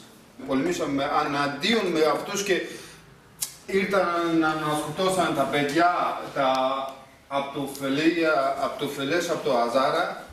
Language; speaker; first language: Greek; non-native, learner; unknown